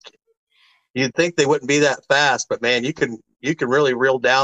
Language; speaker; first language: English; native; English